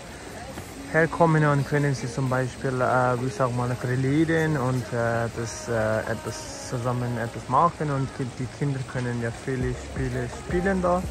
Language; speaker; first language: German; non-native, learner; Tibetan